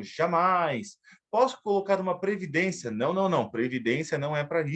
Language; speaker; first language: Portuguese; native; Portuguese